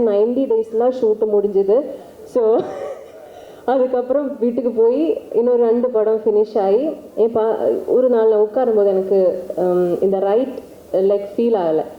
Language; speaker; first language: Tamil; non-native, learner; Malayalam